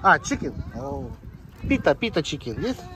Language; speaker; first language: Russian; native; Russian